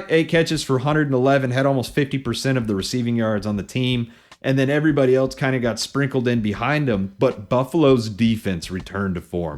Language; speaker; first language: English; native; English